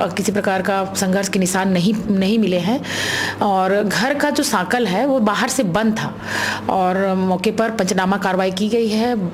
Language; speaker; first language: Hindi; native; Hindi